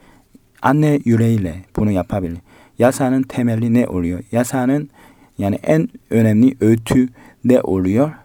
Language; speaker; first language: Turkish; non-native, learner; Korean